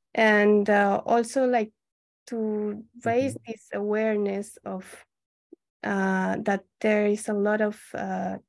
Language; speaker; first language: English; non-native, fluent; Spanish